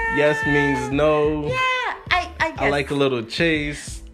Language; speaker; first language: English; early bilingual, other home language; Haitian Creole